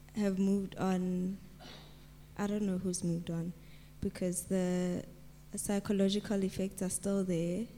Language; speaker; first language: English; non-native, local second language; Tswana